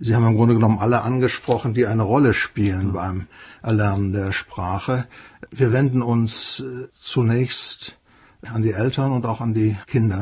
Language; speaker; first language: German; native; German